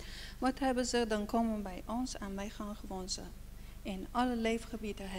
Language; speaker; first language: Dutch; non-native, learner; Persian